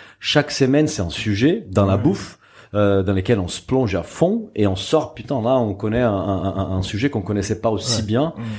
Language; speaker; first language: French; non-native, fluent; Portuguese